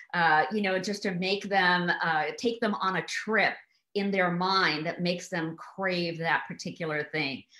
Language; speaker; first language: English; early bilingual, other home language; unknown